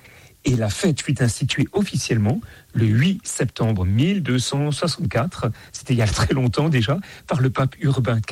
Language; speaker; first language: French; native; French